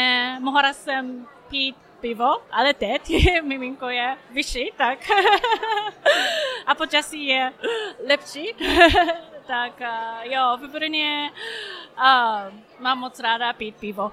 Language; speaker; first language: Czech; non-native, learner; Japanese